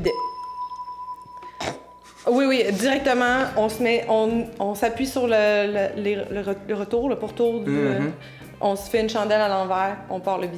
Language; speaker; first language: French; native; French